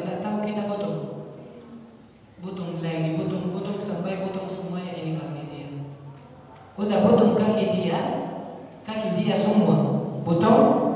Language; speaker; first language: Indonesian; non-native, learner; Arabic